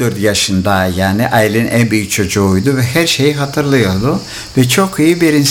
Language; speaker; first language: Turkish; non-native, local second language; Greek